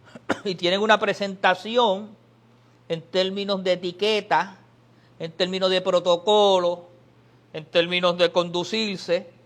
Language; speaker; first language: Spanish; native; Spanish